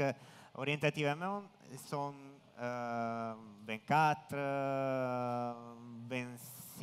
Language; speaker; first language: French; non-native, learner; Italian